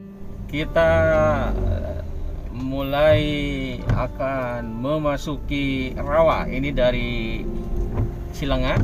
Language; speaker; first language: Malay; non-native, local second language; Sundanese